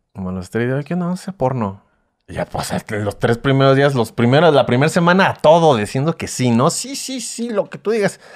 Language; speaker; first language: Spanish; native; Spanish